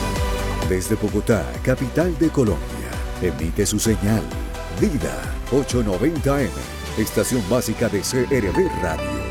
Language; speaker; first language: Spanish; native; Spanish